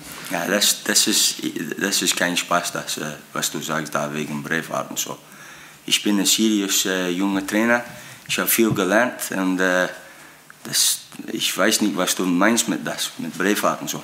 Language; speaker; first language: German; non-native, fluent; English